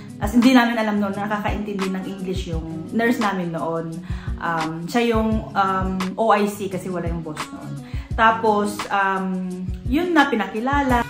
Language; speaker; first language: Filipino; native; Filipino